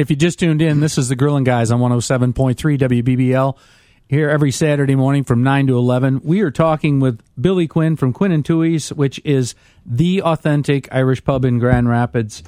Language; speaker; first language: English; native; English